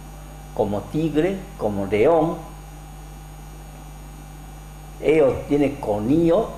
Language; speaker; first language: Spanish; non-native, learner; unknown